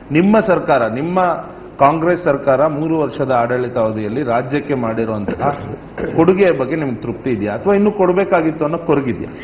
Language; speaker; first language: Kannada; native; Kannada